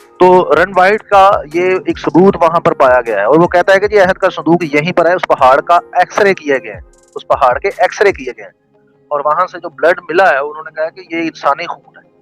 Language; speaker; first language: Urdu; non-native, local second language; Punjabi